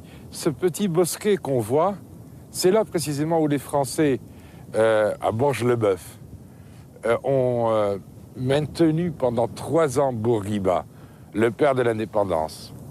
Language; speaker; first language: French; native; French